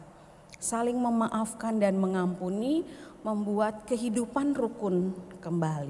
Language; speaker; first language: Indonesian; native; Indonesian